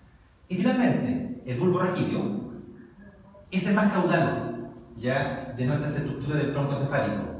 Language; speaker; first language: Spanish; native; Spanish